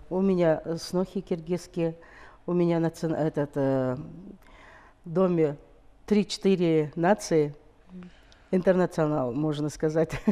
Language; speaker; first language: Russian; non-native, local second language; Kazakh